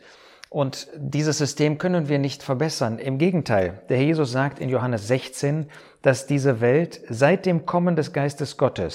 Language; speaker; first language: German; native; German